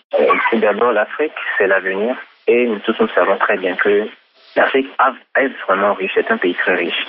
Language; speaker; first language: French; non-native, local second language; Ewe